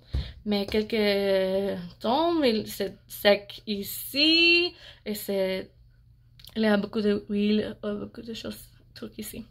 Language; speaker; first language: French; non-native, learner; English